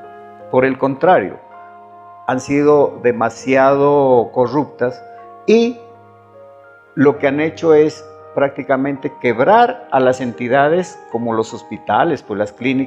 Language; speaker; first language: Spanish; native; Spanish